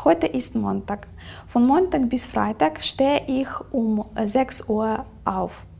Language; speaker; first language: German; non-native, learner; Ukrainian